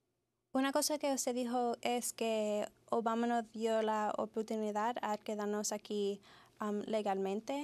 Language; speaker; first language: Spanish; early bilingual, heritage; Spanish